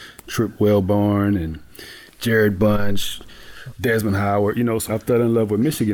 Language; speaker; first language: English; native; English